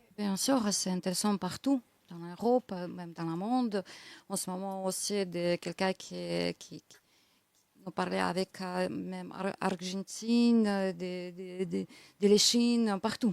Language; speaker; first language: French; non-native, learner; Russian